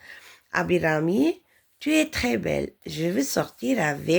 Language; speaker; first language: French; non-native, learner; Tamil